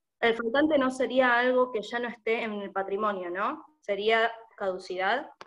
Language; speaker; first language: Spanish; native; Spanish